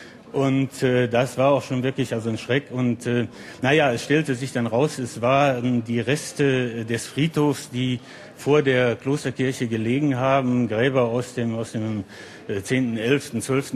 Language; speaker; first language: German; native; German